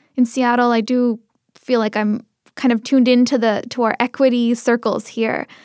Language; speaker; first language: English; early bilingual, other home language; Tamil